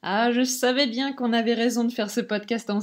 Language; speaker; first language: French; native; French